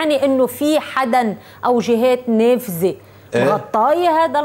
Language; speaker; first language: Arabic; native; Arabic